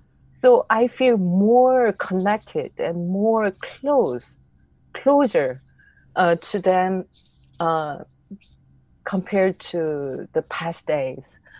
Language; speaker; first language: English; non-native, fluent; Korean